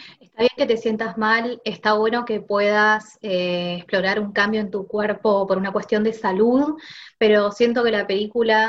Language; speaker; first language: Spanish; native; Spanish